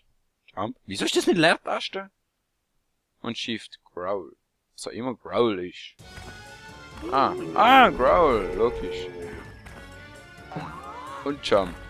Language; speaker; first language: German; native; German